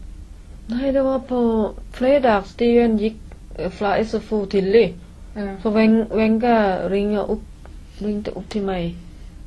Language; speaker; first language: Norwegian; non-native, learner; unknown